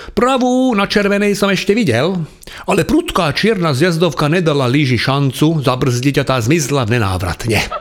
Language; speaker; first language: Slovak; non-native, local second language; Hungarian